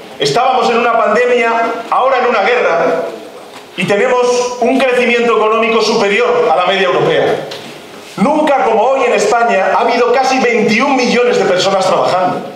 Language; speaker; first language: Spanish; native; Spanish